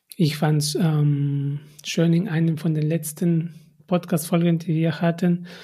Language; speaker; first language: German; non-native, fluent; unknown